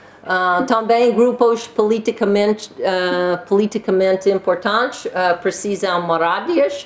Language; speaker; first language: Portuguese; non-native, learner; English